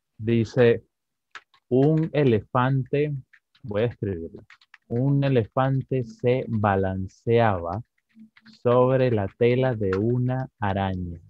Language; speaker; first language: Spanish; native; Spanish